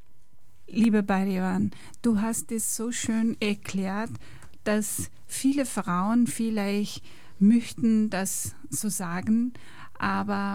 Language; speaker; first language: German; non-native, learner; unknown